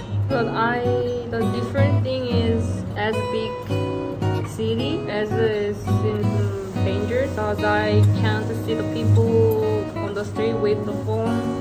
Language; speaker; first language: English; non-native, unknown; Korean